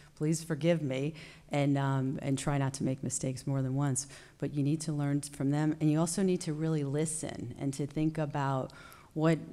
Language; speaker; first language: English; native; English